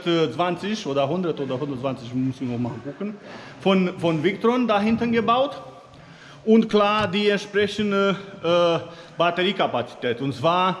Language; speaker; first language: German; non-native, fluent; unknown